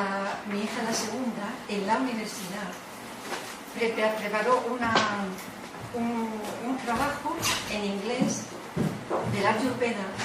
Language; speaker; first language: Spanish; native; Spanish